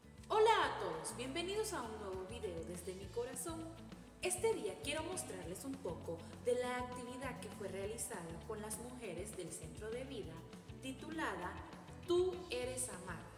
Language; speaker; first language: Spanish; native; Spanish